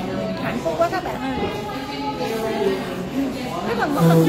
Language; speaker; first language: Vietnamese; early bilingual, heritage; Vietnamese